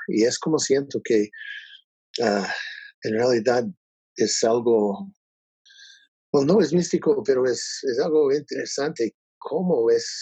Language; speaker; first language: Spanish; non-native, learner; English